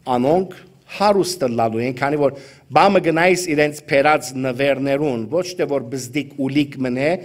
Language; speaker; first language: Armenian; early bilingual, heritage; Armenian